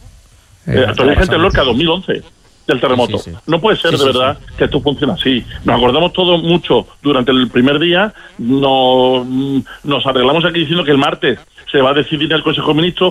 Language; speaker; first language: Spanish; native; Spanish